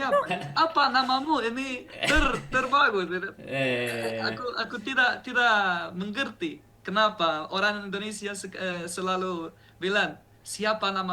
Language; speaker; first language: Indonesian; non-native, learner; Arabic